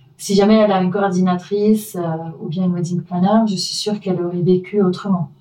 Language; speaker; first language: French; non-native, fluent; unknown